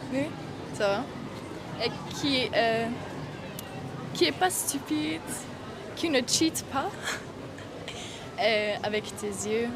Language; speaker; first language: French; non-native, learner; Italian